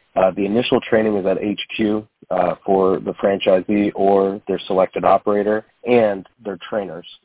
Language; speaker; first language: English; native; English